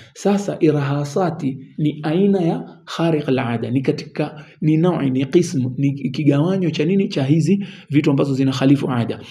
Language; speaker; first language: Swahili; native; Swahili